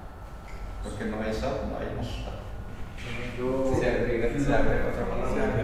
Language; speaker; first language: Spanish; non-native, local second language; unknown